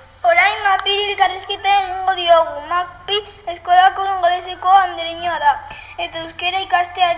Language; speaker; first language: Basque; non-native, local second language; Spanish